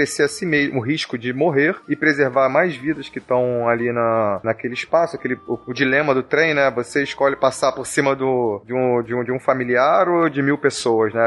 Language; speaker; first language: Portuguese; native; Portuguese